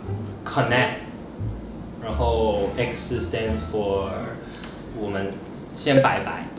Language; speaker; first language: Chinese; non-native, local second language; Cantonese